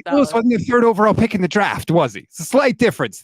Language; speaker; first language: English; native; English